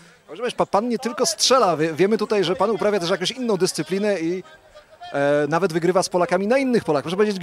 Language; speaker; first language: Polish; native; Polish